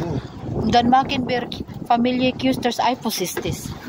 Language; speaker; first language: German; non-native, learner; Filipino